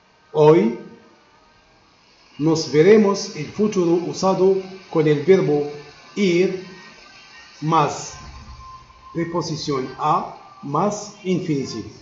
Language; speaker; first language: Spanish; non-native, learner; Arabic